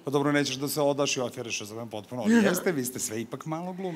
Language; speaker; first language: Serbian; native; Serbian